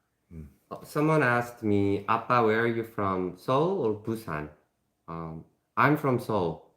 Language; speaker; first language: English; non-native, fluent; Korean